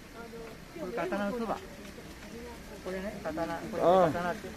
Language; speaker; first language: Japanese; native; Japanese